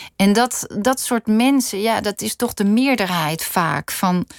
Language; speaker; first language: Dutch; native; Dutch